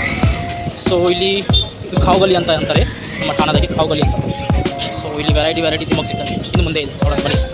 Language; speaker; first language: Kannada; early bilingual, heritage; Kannada